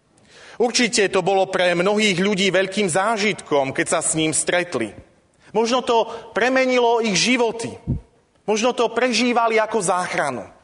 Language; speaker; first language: Slovak; native; Slovak